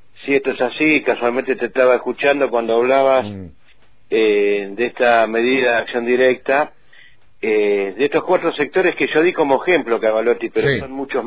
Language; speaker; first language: Spanish; native; Spanish